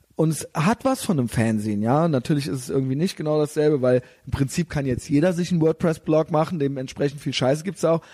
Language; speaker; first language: German; native; German